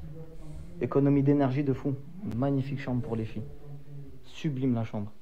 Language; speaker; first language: French; native; French